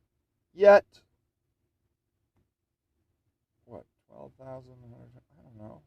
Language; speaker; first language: English; native; English